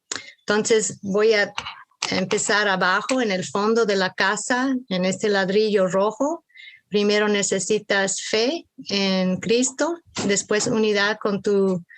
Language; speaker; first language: Spanish; early bilingual, heritage; Spanish